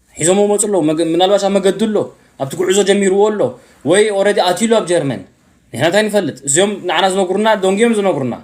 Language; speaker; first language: Tigrinya; early bilingual, heritage; Tigrinya